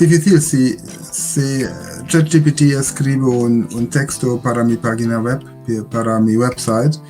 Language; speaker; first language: Spanish; non-native, learner; German